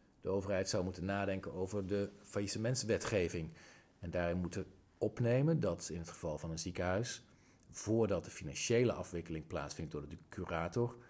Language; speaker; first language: Dutch; native; Dutch